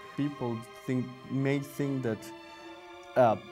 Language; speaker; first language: English; non-native, fluent; Spanish